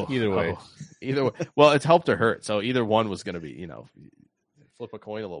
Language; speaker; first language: English; native; English